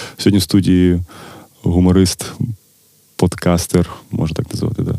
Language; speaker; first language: Ukrainian; non-native, local second language; Russian